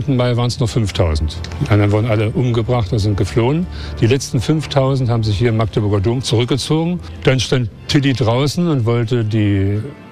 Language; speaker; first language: German; native; German